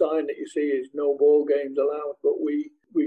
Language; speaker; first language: English; native; English